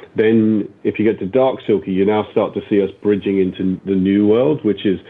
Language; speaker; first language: English; native; English